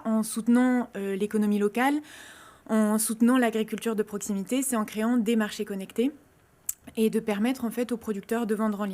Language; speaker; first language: French; native; French